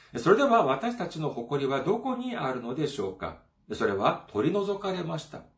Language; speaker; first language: Japanese; non-native, fluent; Korean